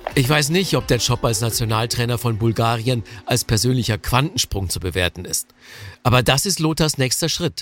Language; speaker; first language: German; native; German